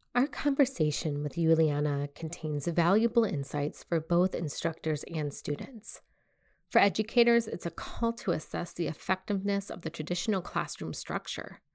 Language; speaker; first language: English; native; English